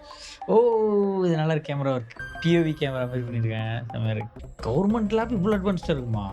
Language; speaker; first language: Tamil; native; Tamil